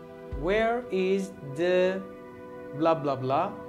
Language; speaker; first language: English; non-native, fluent; Turkish